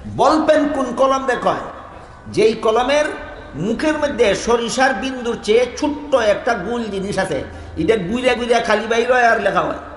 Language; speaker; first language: Bangla; native; Bangla